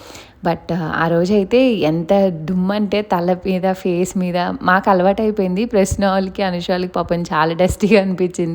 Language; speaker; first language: Telugu; native; Telugu